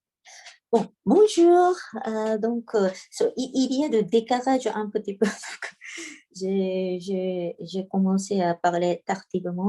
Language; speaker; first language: French; non-native, learner; Japanese